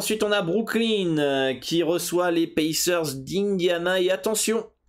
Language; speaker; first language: French; native; French